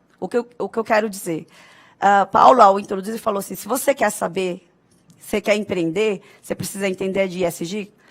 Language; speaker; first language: Portuguese; early bilingual, other home language; Korean